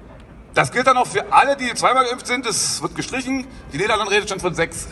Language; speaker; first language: German; native; German